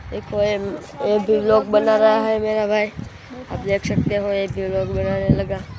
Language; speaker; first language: Hindi; non-native, local second language; Gujarati